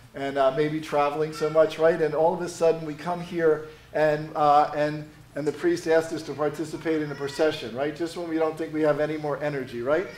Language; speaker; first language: English; native; English